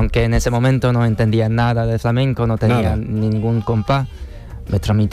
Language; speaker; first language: Spanish; non-native, fluent; Chinese